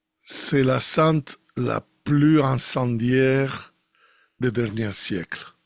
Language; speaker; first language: French; non-native, fluent; Italian